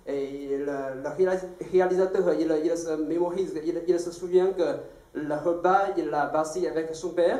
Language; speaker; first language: French; non-native, fluent; Chinese